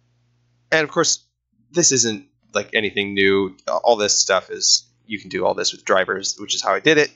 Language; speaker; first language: English; native; English